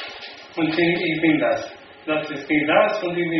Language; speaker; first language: German; non-native, learner; Slovenian